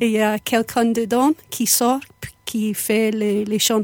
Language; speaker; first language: French; non-native, fluent; English